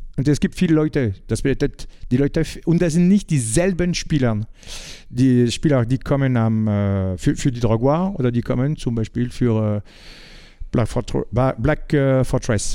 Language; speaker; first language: German; non-native, learner; French